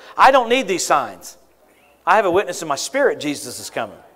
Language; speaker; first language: English; native; English